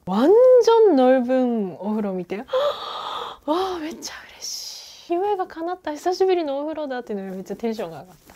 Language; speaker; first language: Korean; non-native, learner; Japanese